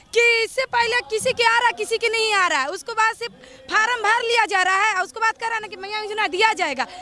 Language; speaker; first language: Hindi; native; Hindi